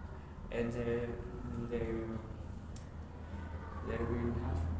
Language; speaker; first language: English; non-native, learner; Vietnamese